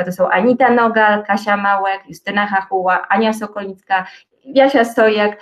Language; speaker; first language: Polish; native; Polish